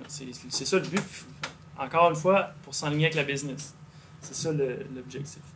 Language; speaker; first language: French; native; French